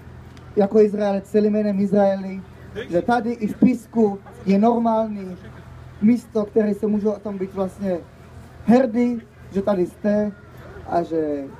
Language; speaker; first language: Czech; early bilingual, heritage; Czech